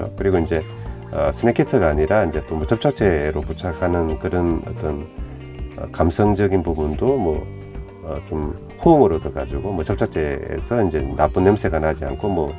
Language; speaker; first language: Korean; native; Korean